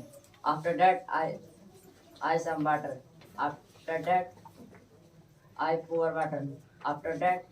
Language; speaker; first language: English; non-native, learner; Hindi